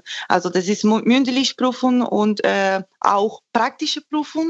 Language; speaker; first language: German; non-native, fluent; Portuguese